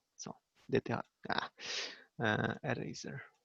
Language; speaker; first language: Norwegian; non-native, learner; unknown